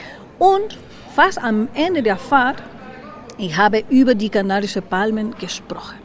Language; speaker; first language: German; non-native, learner; Spanish